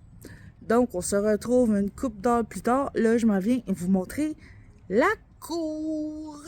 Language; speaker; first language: French; native; French